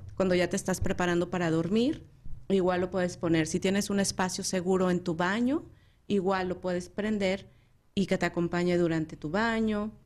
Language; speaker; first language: Spanish; native; Spanish